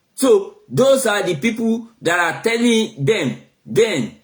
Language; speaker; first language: English; non-native, local second language; Yoruba